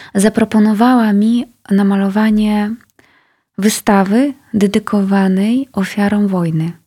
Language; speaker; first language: Polish; non-native, fluent; Russian